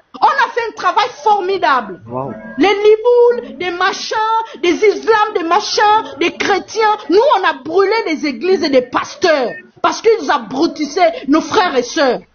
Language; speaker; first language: French; non-native, fluent; Portuguese